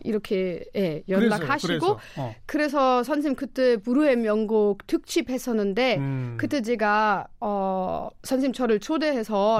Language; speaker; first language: Korean; non-native, fluent; German